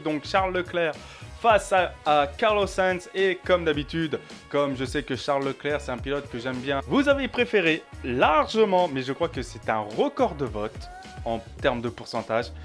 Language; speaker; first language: French; native; French